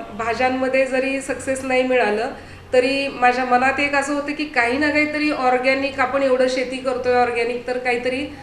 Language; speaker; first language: Marathi; native; Marathi